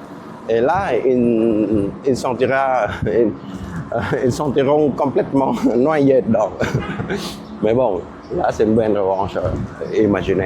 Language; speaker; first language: French; non-native, fluent; Vietnamese